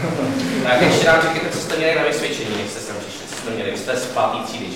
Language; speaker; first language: Czech; native; Czech